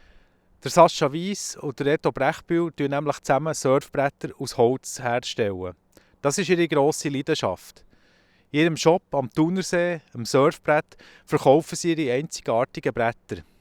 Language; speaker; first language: German; native; German